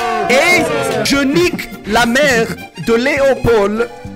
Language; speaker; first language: French; non-native, learner; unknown